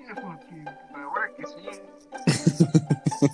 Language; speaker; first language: Spanish; native; Spanish